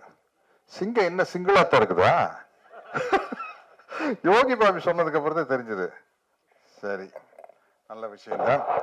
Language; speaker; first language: Tamil; native; Tamil